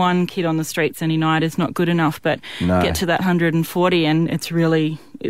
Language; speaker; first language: English; native; English